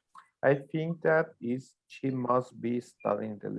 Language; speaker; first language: English; non-native, learner; Spanish